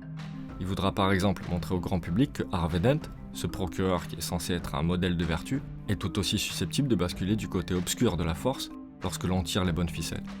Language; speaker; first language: French; native; French